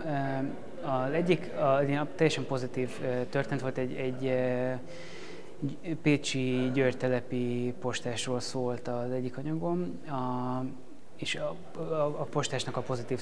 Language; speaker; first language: Hungarian; native; Hungarian